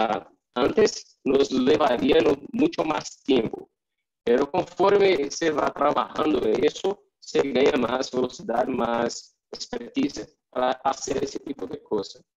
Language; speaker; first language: Spanish; non-native, fluent; Portuguese